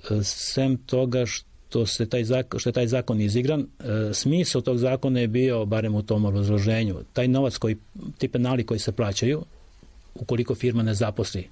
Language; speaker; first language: Serbian; native; Serbian